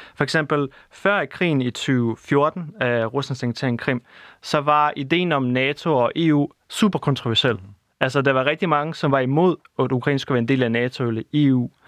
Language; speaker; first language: Danish; non-native, fluent; Russian